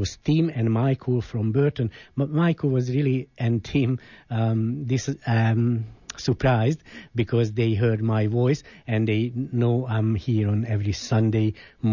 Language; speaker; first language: English; non-native, fluent; Hungarian